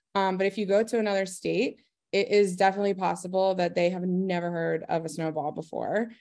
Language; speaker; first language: English; native; English